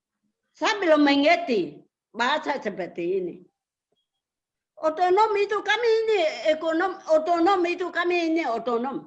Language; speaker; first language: Indonesian; non-native, local second language; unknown